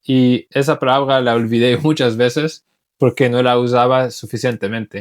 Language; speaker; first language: Spanish; non-native, fluent; English